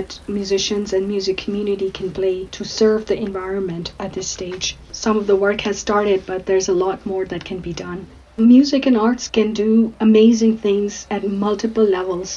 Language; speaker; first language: English; non-native, local second language; Urdu